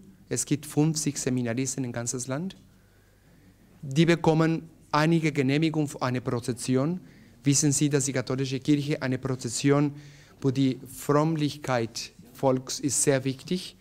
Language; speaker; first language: German; non-native, learner; Spanish